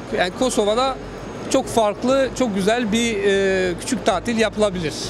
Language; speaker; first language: Turkish; non-native, fluent; Albanian